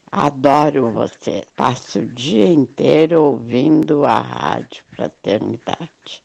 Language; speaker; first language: Portuguese; native; Portuguese